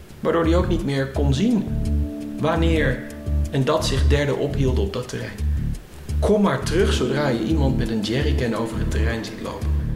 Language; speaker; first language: Dutch; native; Dutch